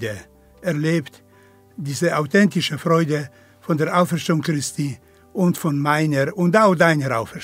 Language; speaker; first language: German; non-native, fluent; Polish